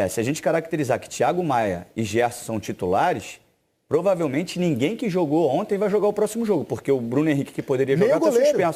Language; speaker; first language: Portuguese; native; Portuguese